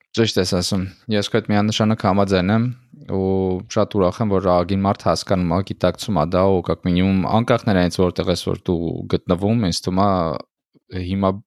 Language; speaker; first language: Armenian; native; Armenian